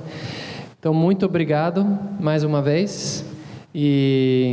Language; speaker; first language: Portuguese; non-native, fluent; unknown